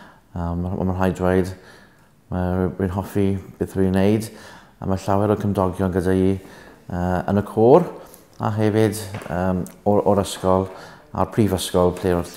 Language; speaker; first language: Welsh; non-native, local second language; English